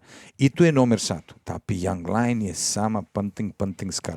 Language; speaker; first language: Indonesian; non-native, fluent; Serbian